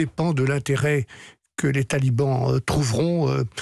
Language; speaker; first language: French; native; French